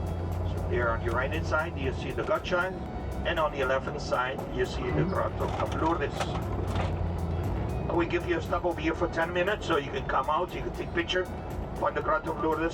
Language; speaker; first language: English; non-native, fluent; Papiamento